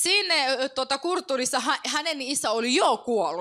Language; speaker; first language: Finnish; non-native, fluent; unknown